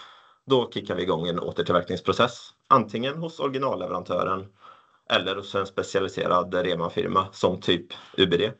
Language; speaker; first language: Swedish; native; Swedish